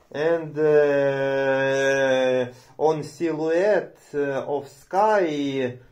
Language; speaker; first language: English; non-native, learner; Romanian